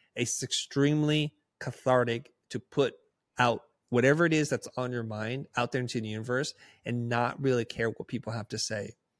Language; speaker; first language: English; early bilingual, other home language; Vietnamese